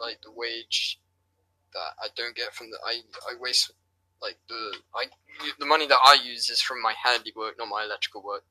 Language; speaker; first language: English; native; English